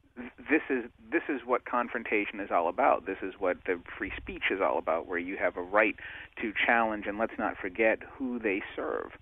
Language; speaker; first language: English; native; English